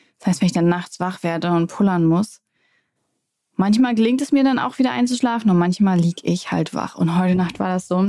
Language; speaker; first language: German; native; German